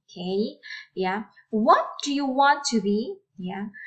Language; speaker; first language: English; non-native, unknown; Indonesian